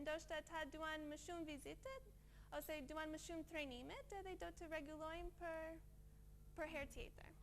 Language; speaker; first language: Albanian; non-native, learner; English